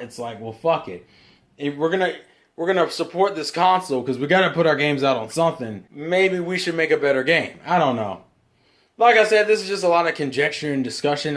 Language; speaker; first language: English; native; English